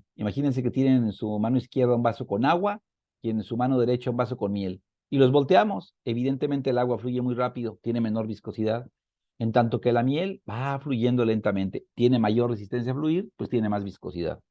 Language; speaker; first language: Spanish; native; Spanish